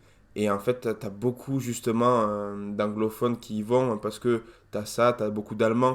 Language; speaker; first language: French; native; French